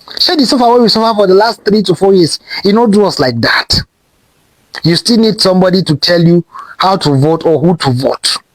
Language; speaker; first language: Nigerian Pidgin; non-native, local second language; Hausa